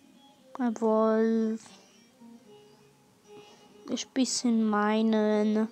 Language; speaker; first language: German; non-native, learner; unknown